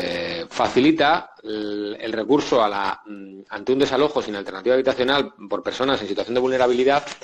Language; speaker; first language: Spanish; native; Spanish